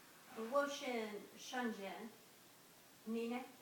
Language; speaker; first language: Chinese; non-native, learner; English